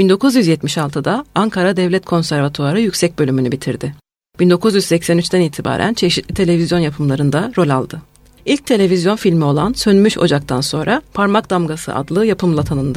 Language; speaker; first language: Turkish; native; Turkish